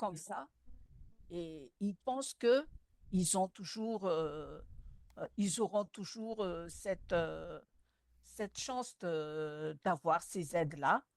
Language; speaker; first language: French; non-native, local second language; Malagasy